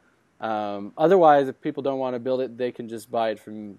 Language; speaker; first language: English; native; English